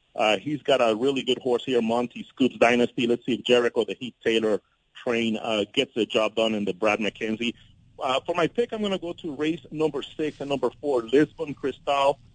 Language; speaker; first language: English; early bilingual, other home language; Spanish